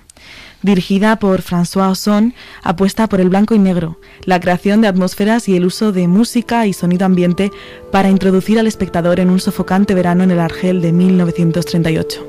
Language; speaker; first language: Spanish; native; Spanish